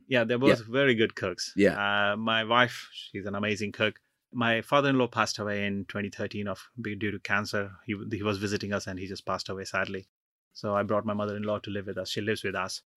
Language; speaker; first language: English; non-native, local second language; Punjabi